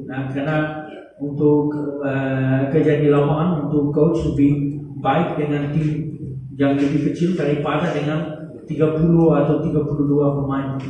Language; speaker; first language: Indonesian; non-native, fluent; Dutch